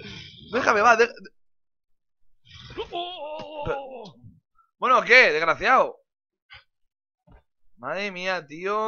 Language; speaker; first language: Spanish; native; Spanish